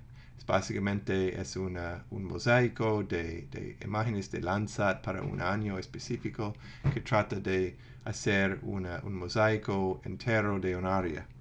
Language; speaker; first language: Spanish; non-native, fluent; English